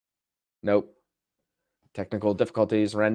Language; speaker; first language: English; native; English